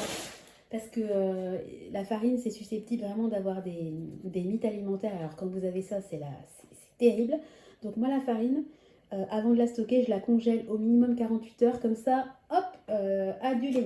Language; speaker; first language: French; native; French